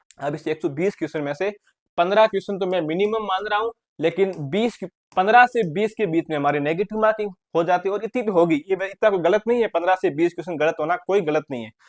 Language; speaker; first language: Hindi; native; Hindi